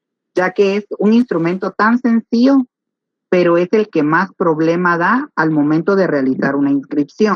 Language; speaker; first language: Spanish; native; Spanish